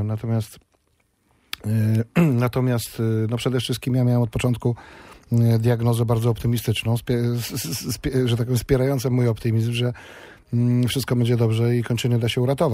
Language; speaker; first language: Polish; native; Polish